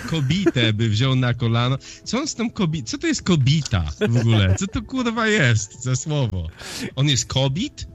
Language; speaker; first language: Polish; early bilingual, heritage; Polish